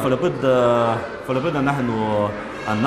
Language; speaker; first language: Arabic; non-native, learner; Chinese